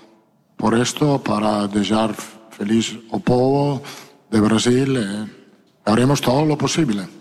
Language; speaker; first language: Spanish; non-native, fluent; Italian